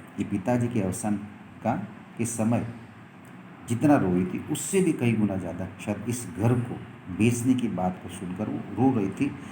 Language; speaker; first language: Hindi; non-native, local second language; Gujarati